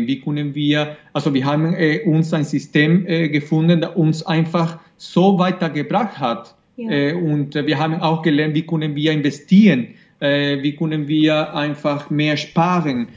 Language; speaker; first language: German; non-native, fluent; Spanish